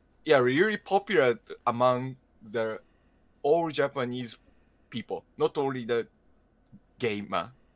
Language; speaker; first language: English; non-native, learner; Japanese